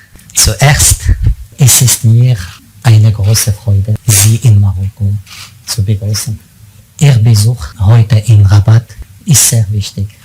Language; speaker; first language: German; non-native, learner; Arabic